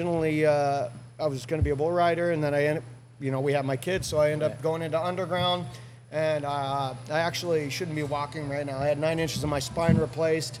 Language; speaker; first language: English; native; English